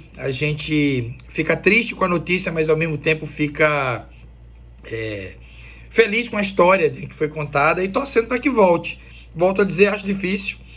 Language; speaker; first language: Portuguese; native; Portuguese